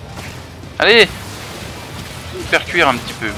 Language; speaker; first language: French; native; French